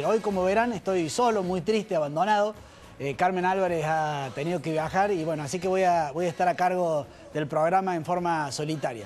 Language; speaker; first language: Spanish; native; Spanish